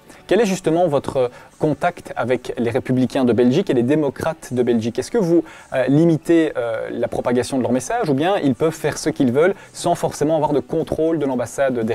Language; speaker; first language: French; native; French